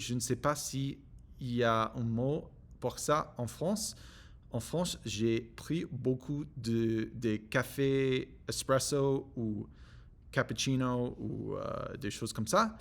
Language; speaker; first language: French; non-native, learner; English